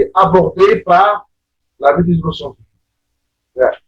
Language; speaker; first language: French; non-native, local second language; Arabic